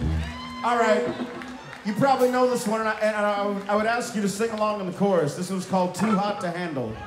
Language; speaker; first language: English; native; English